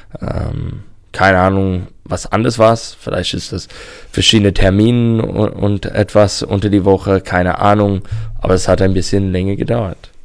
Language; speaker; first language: German; non-native, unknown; English